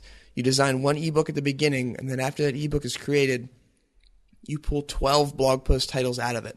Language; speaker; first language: English; native; English